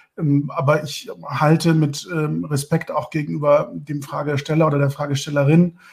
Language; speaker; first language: German; early bilingual, other home language; Turkish